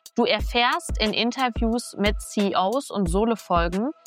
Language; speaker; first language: German; native; German